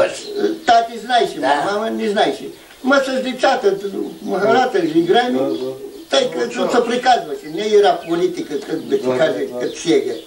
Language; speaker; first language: Bulgarian; early bilingual, heritage; Bulgarian